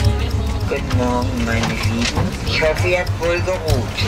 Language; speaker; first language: German; non-native, fluent; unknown